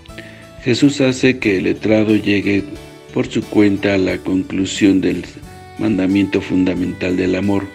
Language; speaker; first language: Spanish; native; Spanish